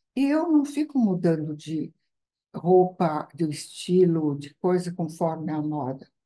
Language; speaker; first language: Portuguese; non-native, fluent; Italian